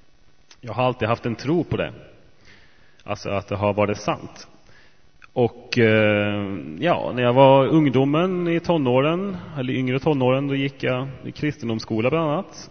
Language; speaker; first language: Swedish; native; Swedish